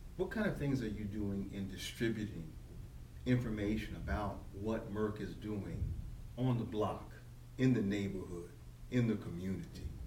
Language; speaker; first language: English; native; English